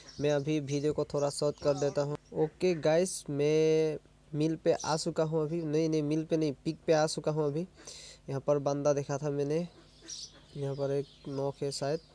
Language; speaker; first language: Hindi; non-native, local second language; Assamese